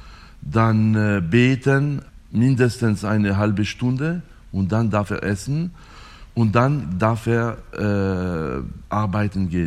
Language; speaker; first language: German; non-native, fluent; French